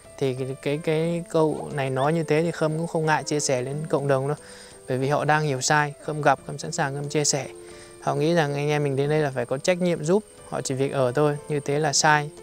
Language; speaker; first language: Vietnamese; native; Vietnamese